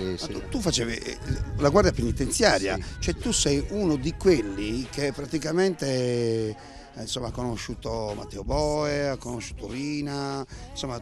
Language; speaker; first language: Italian; native; Italian